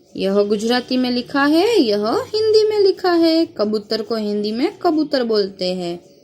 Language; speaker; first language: Hindi; non-native, local second language; Gujarati